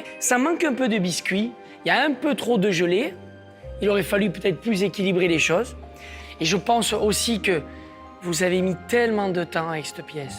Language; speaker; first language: French; native; French